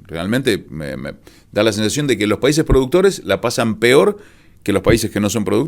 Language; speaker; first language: Spanish; native; Spanish